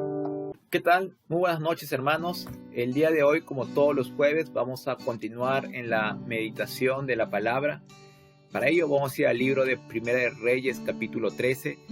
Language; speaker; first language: Spanish; native; Spanish